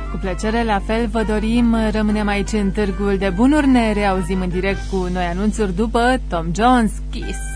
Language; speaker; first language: Romanian; native; Romanian